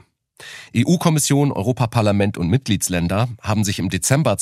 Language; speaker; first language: German; native; German